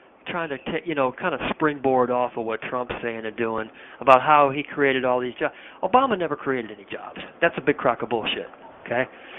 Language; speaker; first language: English; native; English